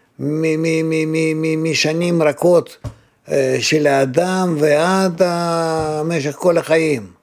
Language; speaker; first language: Hebrew; non-native, fluent; Russian